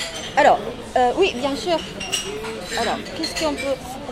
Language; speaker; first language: French; non-native, learner; Japanese